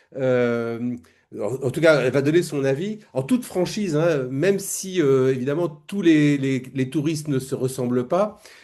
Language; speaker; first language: French; native; French